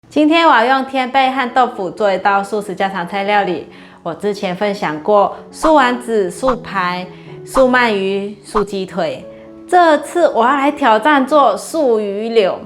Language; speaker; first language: Chinese; native; Chinese